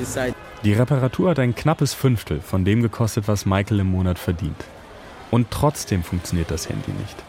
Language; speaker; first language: German; native; German